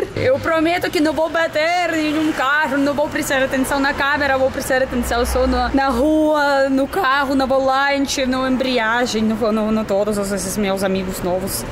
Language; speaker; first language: Portuguese; non-native, fluent; Russian